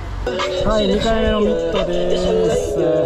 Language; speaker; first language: Japanese; native; Japanese